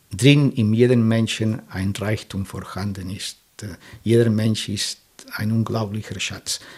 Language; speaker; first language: German; non-native, fluent; French